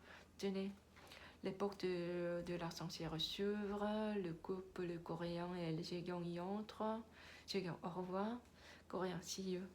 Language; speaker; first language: French; non-native, learner; Korean